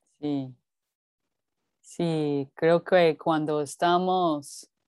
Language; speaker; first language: Spanish; non-native, fluent; English